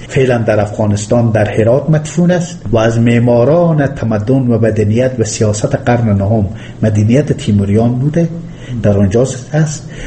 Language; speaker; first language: Persian; native; Persian